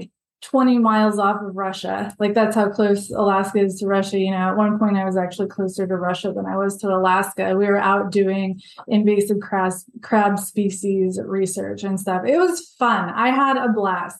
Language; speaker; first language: English; native; English